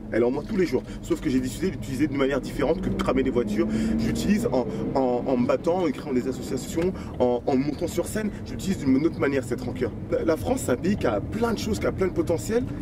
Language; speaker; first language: French; early bilingual, other home language; Haitian Creole